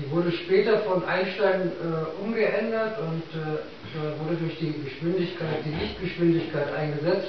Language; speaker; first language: German; native; German